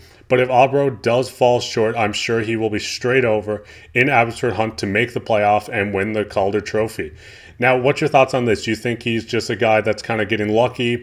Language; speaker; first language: English; native; English